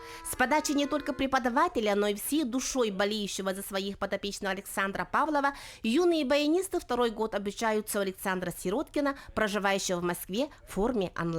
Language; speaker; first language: Russian; native; Russian